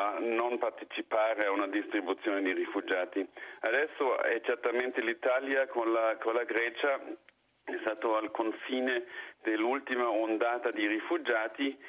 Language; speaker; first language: Italian; non-native, fluent; German